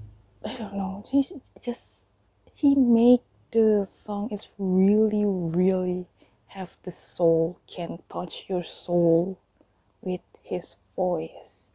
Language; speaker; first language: English; non-native, learner; Indonesian